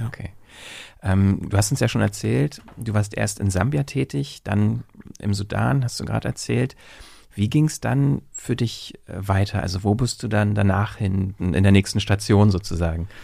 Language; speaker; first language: German; native; German